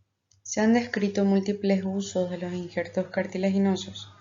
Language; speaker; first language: Spanish; native; Spanish